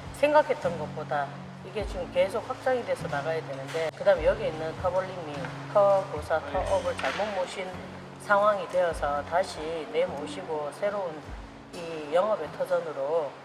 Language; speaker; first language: Korean; native; Korean